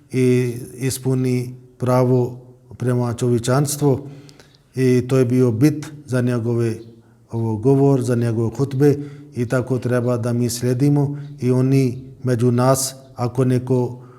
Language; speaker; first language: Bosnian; non-native, fluent; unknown